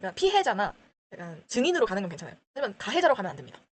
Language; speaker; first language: Korean; early bilingual, heritage; Korean